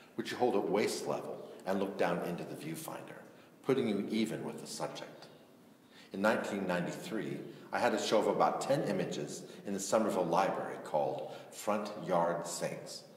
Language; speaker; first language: English; native; English